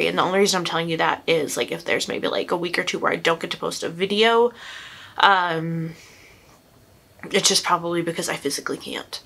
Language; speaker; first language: English; native; English